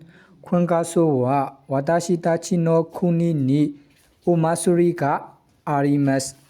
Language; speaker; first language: Japanese; non-native, learner; Burmese